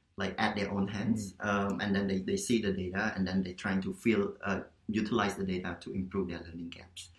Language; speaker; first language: English; non-native, fluent; Khmer